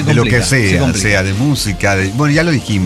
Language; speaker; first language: Spanish; native; Spanish